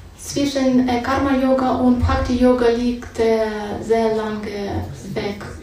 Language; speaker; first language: German; non-native, fluent; Russian